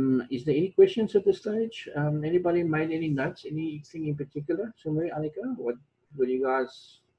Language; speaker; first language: English; non-native, local second language; Afrikaans